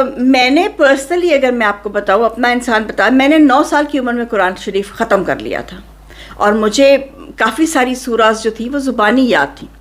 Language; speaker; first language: Urdu; native; Urdu